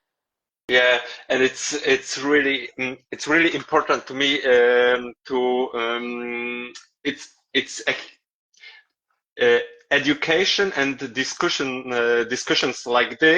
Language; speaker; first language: English; non-native, learner; Polish